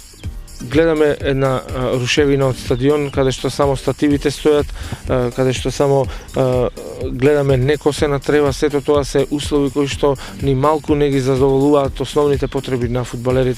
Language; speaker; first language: Macedonian; native; Macedonian